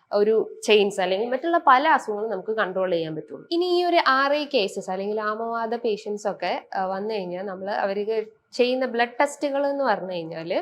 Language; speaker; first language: Malayalam; native; Malayalam